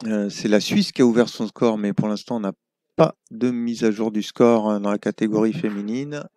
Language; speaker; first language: French; native; French